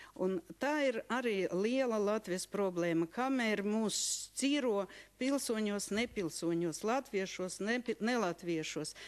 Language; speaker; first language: Latvian; non-native, local second language; Russian